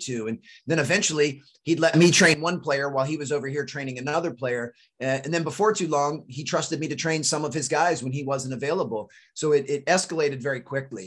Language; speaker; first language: English; native; English